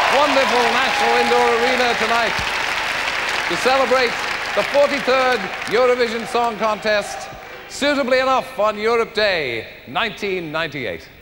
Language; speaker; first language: English; native; English